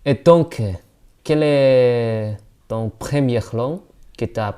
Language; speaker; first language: French; non-native, learner; Indonesian